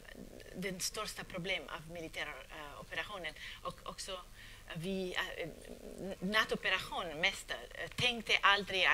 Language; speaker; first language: Swedish; non-native, fluent; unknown